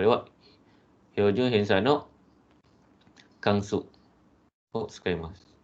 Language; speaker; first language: Japanese; non-native, fluent; Malay